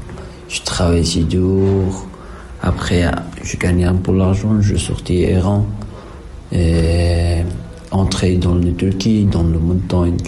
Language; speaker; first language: French; non-native, learner; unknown